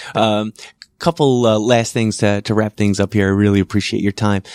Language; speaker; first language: English; native; English